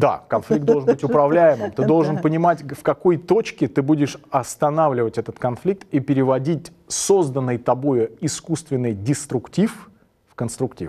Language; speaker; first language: Russian; native; Russian